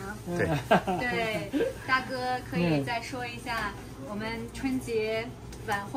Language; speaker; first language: Chinese; native; Chinese